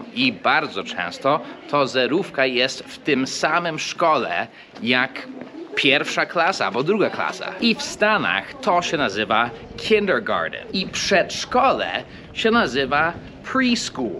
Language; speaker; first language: Polish; early bilingual, heritage; English